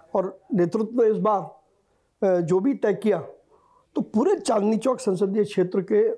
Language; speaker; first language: Hindi; native; Hindi